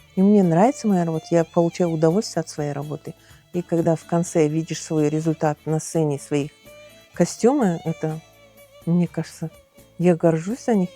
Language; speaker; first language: Russian; non-native, local second language; Uyghur